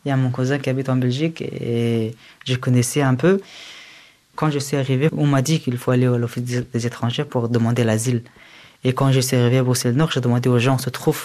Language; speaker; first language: French; early bilingual, other home language; Persian